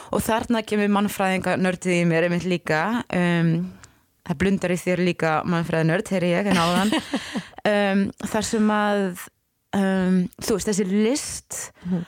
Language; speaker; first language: Icelandic; non-native, fluent; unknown